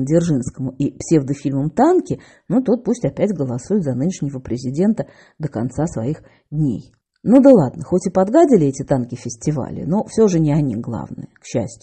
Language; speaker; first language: Russian; native; Russian